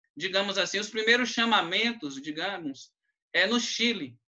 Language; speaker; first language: Portuguese; native; Portuguese